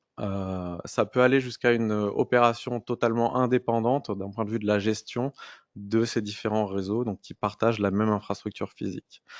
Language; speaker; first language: French; native; French